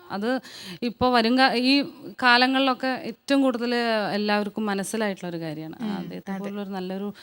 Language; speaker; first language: Malayalam; native; Malayalam